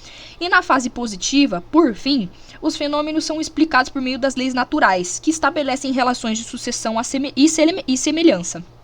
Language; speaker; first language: Portuguese; native; Portuguese